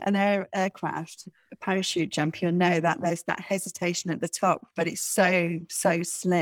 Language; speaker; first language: English; native; English